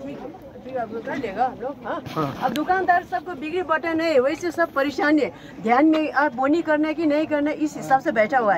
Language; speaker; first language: Hindi; non-native, local second language; Nepali